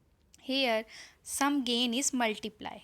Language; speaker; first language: English; non-native, local second language; Hindi